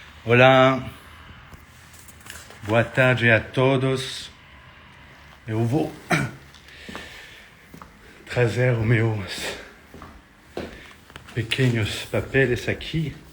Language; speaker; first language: Portuguese; non-native, fluent; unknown